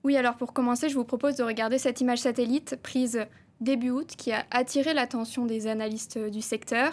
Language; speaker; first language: French; native; French